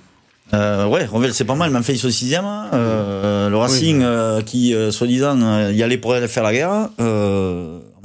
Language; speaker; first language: French; native; French